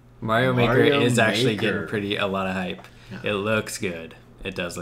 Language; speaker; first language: English; native; English